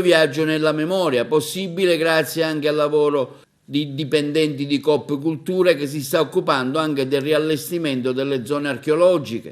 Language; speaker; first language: Italian; native; Italian